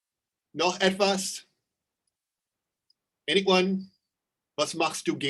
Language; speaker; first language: German; non-native, fluent; English